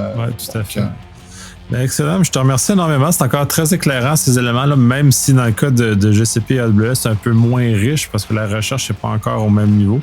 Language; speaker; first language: French; native; French